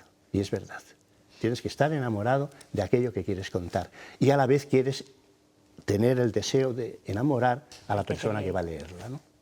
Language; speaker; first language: Spanish; native; Spanish